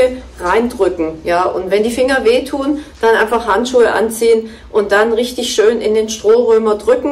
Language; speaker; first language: German; native; German